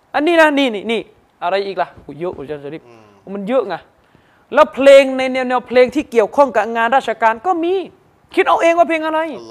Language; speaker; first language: Thai; non-native, local second language; Malay